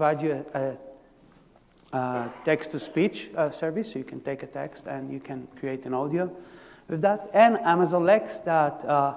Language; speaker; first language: English; non-native, fluent; Hebrew